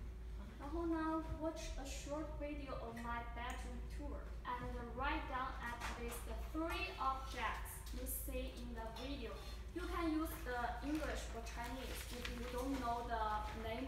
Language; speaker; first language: English; non-native, fluent; Chinese